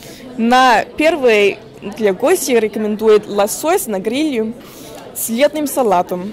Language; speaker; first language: Russian; non-native, learner; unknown